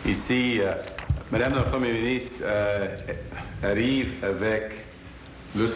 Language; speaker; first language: French; non-native, local second language; English